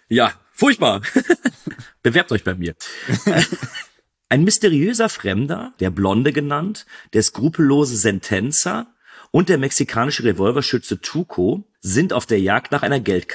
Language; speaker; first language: German; native; German